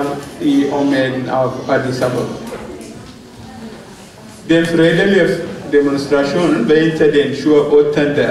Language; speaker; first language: Norwegian; non-native, fluent; Oromo